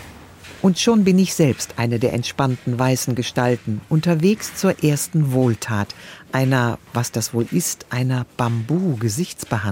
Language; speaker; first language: German; native; German